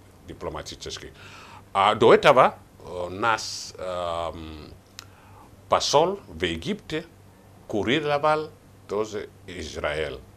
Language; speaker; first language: Russian; non-native, learner; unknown